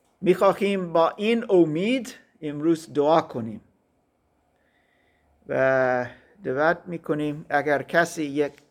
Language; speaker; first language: Persian; non-native, learner; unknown